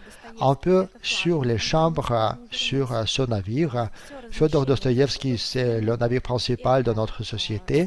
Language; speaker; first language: French; non-native, fluent; Russian